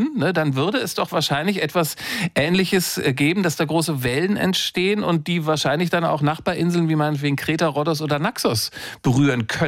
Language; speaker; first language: German; native; German